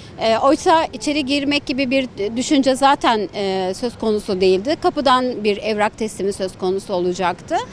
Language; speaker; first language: Turkish; native; Turkish